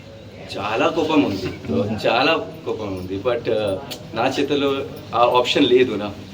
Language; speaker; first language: Telugu; non-native, learner; Hindi